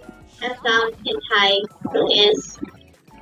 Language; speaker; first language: English; non-native, fluent; Thai